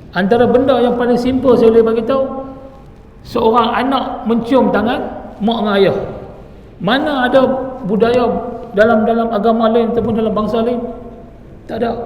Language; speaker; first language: Malay; non-native, local second language; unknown